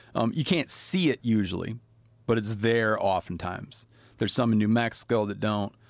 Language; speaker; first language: English; native; English